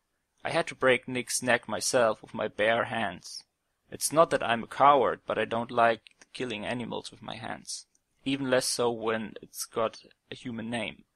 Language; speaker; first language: English; non-native, fluent; German